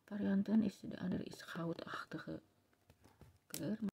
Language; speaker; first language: Dutch; non-native, learner; Indonesian